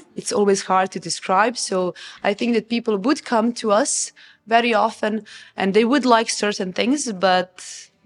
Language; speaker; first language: English; non-native, fluent; Serbian